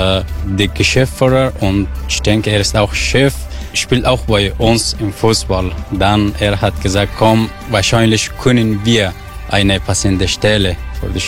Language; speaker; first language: German; non-native, learner; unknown